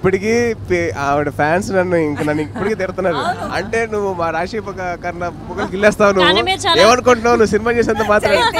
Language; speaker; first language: Telugu; native; Telugu